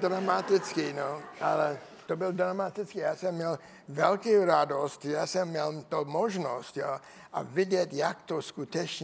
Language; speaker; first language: Czech; non-native, learner; English